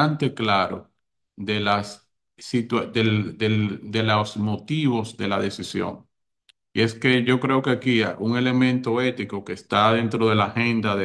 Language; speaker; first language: Spanish; native; Spanish